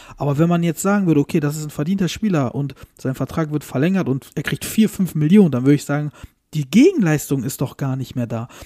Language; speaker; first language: German; early bilingual, other home language; Turkish